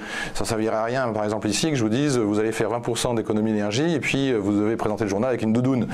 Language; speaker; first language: French; native; French